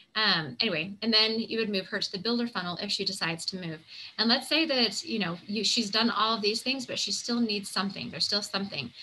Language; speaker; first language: English; native; English